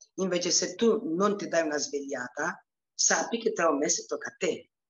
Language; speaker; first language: Italian; early bilingual, other home language; Romanian